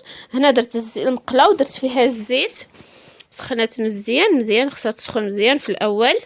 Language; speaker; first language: Arabic; native; Arabic